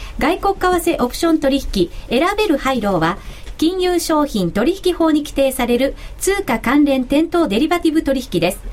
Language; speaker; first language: Japanese; native; Japanese